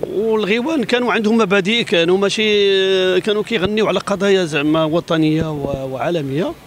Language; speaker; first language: Arabic; native; Arabic